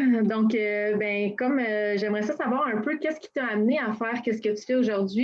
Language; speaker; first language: French; native; French